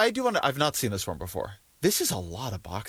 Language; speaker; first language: English; native; English